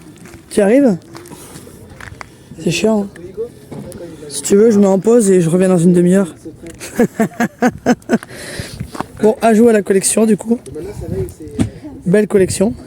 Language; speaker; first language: French; native; French